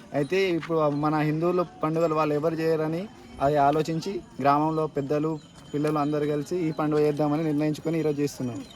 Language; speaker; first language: Telugu; non-native, local second language; Lambadi